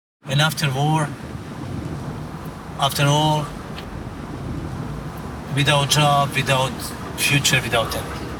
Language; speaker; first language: English; non-native, fluent; Croatian